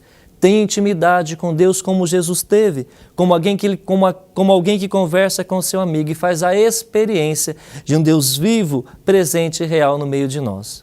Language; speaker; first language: Portuguese; native; Portuguese